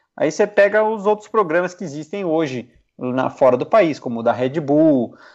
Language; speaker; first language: Portuguese; native; Portuguese